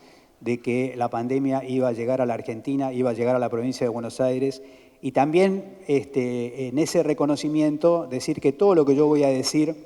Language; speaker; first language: Spanish; native; Spanish